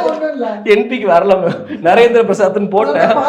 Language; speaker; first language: Tamil; native; Tamil